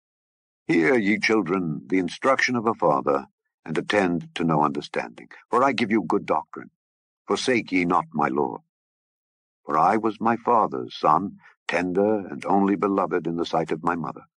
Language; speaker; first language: English; native; English